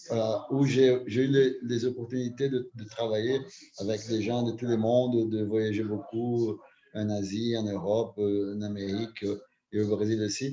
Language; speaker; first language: French; non-native, fluent; Portuguese